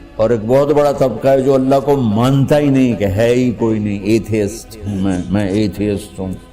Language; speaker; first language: Urdu; non-native, local second language; Punjabi